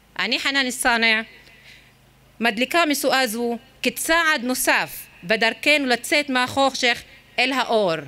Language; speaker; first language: Hebrew; non-native, local second language; Arabic